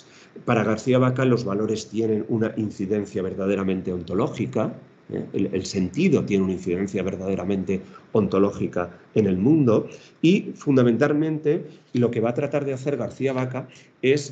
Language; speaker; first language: Spanish; native; Spanish